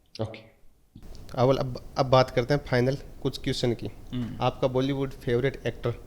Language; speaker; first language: Hindi; native; Hindi